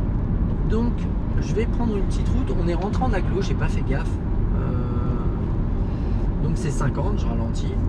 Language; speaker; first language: French; native; French